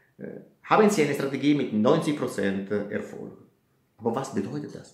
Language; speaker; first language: German; non-native, fluent; Italian